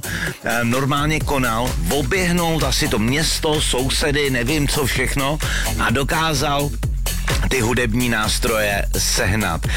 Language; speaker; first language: Czech; native; Czech